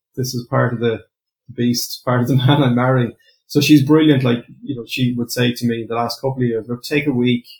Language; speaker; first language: English; native; English